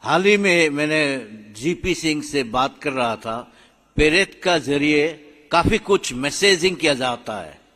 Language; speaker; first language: Hindi; non-native, local second language; Assamese